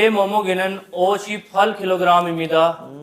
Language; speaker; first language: Korean; non-native, learner; Urdu